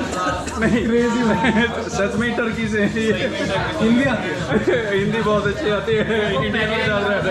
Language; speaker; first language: Hindi; native; Hindi